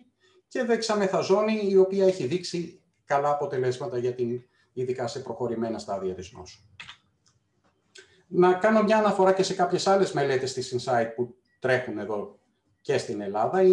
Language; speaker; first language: Greek; native; Greek